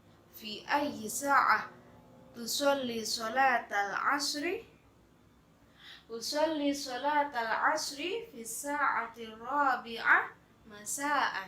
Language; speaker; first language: Arabic; non-native, fluent; Malay